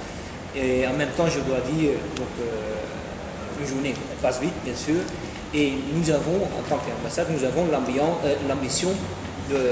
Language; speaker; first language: French; non-native, fluent; Dutch